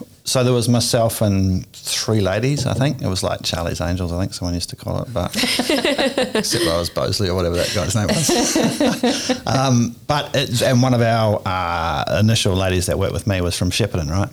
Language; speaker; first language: English; native; English